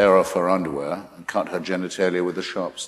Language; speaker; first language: English; native; English